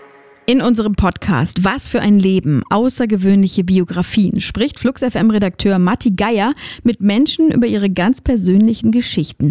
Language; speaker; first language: German; native; German